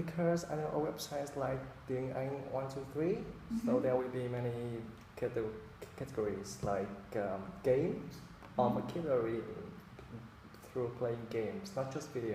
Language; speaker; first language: English; non-native, fluent; Vietnamese